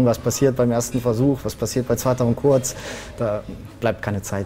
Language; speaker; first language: German; native; German